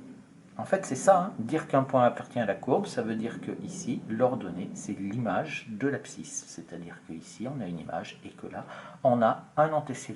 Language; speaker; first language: French; native; French